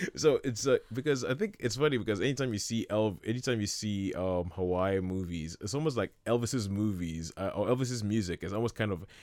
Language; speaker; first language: English; non-native, local second language; Yoruba